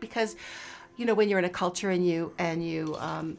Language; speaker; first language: English; native; English